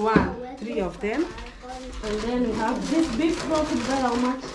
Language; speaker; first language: English; non-native, local second language; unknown